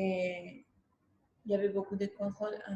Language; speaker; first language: French; non-native, fluent; Spanish